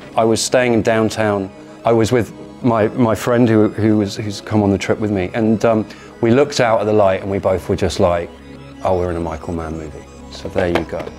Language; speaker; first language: English; native; English